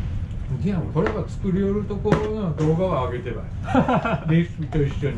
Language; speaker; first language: Japanese; native; Japanese